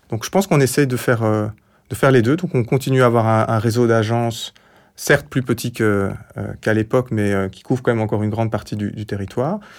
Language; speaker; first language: French; native; French